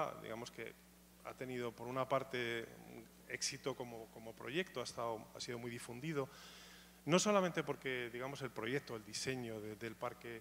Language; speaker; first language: Spanish; native; Spanish